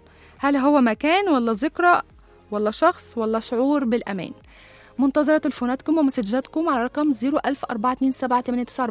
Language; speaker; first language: Arabic; native; Arabic